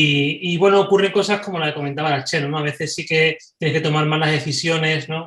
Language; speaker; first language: Spanish; native; Spanish